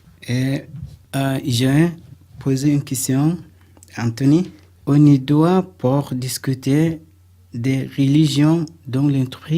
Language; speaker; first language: French; non-native, learner; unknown